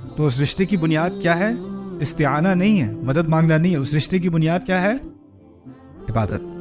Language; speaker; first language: Urdu; early bilingual, heritage; Urdu